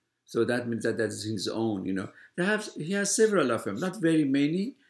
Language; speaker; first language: English; non-native, fluent; Persian